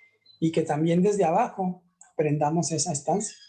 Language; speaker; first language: Spanish; native; Spanish